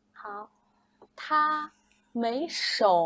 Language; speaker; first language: Chinese; non-native, fluent; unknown